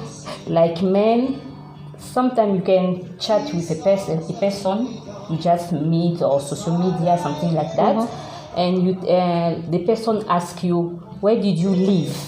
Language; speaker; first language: English; non-native, learner; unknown